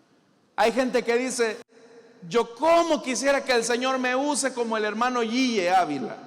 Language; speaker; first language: Spanish; native; Spanish